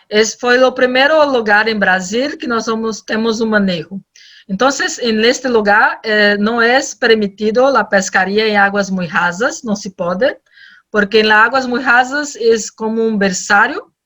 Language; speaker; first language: Spanish; non-native, learner; Portuguese